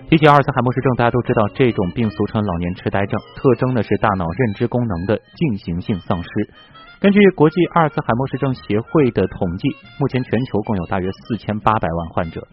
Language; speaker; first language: Chinese; native; Chinese